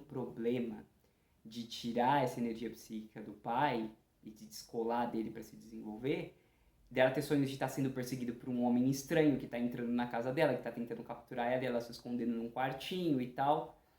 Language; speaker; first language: Portuguese; native; Portuguese